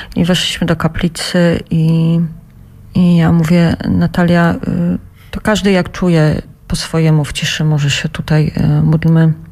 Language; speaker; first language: Polish; native; Polish